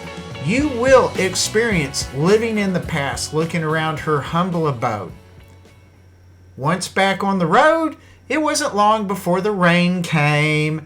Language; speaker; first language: English; native; English